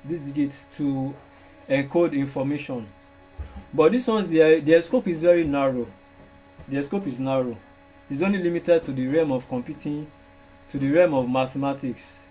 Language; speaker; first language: English; non-native, local second language; Yoruba